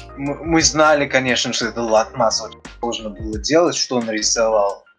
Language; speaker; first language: Russian; early bilingual, heritage; Russian